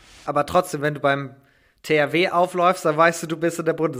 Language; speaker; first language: German; native; German